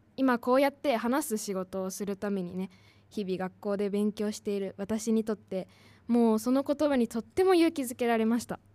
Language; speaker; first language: Japanese; native; Japanese